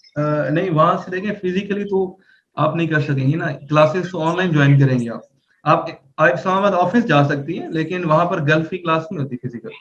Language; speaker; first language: Urdu; non-native, local second language; Punjabi